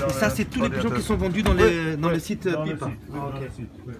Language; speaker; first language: French; native; French